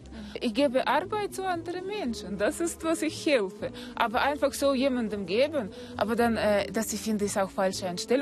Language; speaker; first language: German; non-native, fluent; Russian